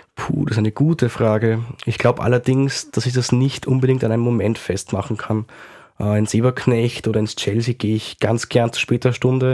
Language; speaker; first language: German; native; German